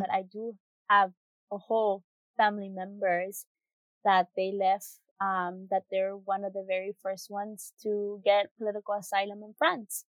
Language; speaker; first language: English; early bilingual, other home language; Spanish